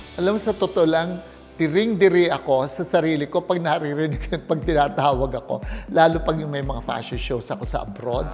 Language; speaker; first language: Filipino; native; Filipino